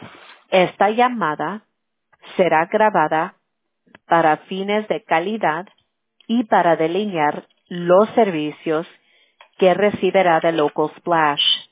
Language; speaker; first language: Spanish; early bilingual, heritage; English